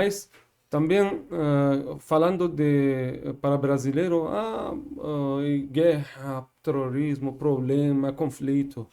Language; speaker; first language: Portuguese; non-native, learner; Persian